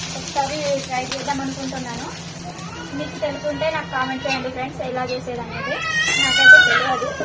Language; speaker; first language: Telugu; native; Telugu